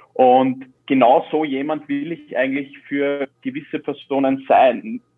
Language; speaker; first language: German; native; German